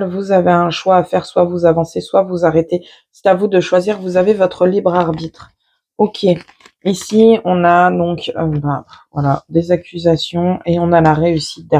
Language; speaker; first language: French; native; French